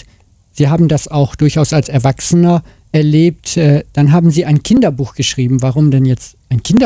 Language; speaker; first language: German; native; German